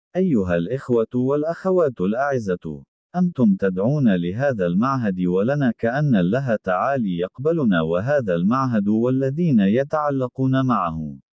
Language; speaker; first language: Arabic; non-native, learner; Bangla